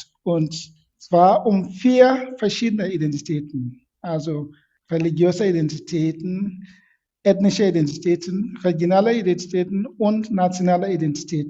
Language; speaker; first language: German; non-native, fluent; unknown